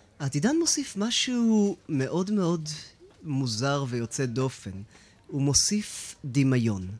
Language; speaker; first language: Hebrew; native; Hebrew